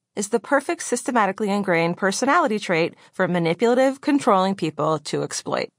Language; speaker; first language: English; native; English